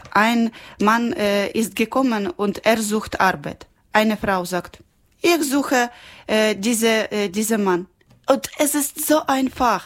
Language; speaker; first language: German; non-native, learner; Ukrainian